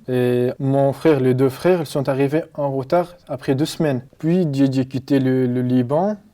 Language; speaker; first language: French; non-native, learner; Arabic